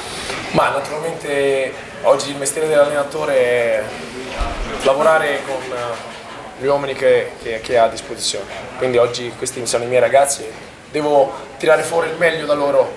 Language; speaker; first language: Italian; native; Italian